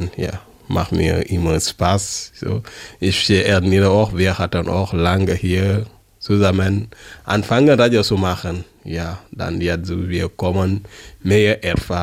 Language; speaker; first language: German; non-native, learner; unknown